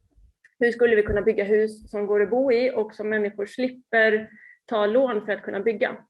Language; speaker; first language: Swedish; native; Swedish